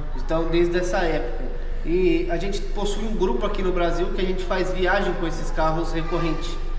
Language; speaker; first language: Portuguese; native; Portuguese